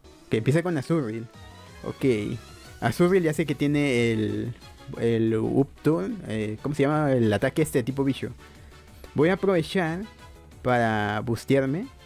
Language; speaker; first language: Spanish; native; Spanish